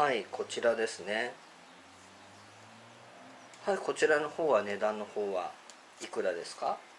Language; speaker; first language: Japanese; native; Japanese